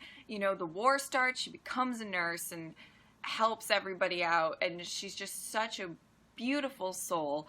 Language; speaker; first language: English; native; English